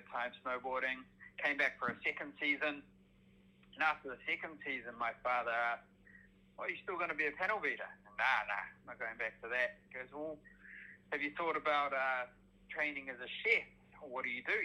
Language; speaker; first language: English; native; English